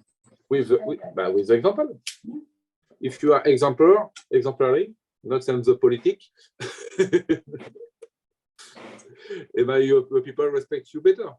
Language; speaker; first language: English; non-native, learner; French